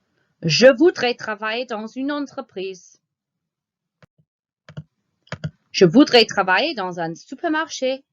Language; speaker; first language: French; non-native, fluent; English